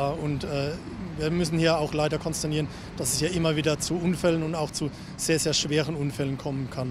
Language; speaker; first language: German; native; German